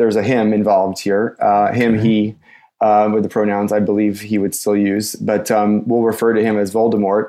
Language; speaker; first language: English; native; English